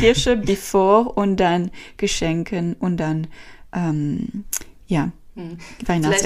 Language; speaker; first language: German; non-native, learner; French